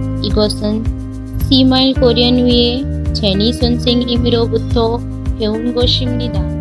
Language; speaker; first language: Korean; non-native, learner; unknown